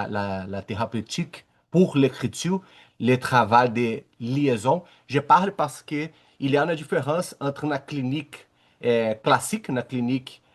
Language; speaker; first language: French; non-native, learner; Portuguese